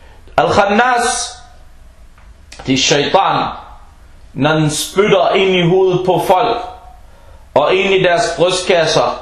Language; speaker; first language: Danish; non-native, fluent; Arabic